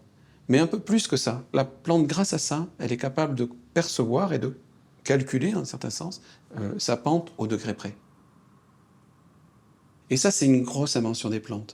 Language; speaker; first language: French; native; French